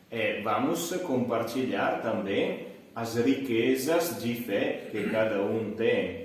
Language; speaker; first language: Portuguese; non-native, fluent; Italian